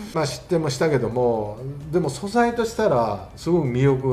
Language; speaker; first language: Japanese; native; Japanese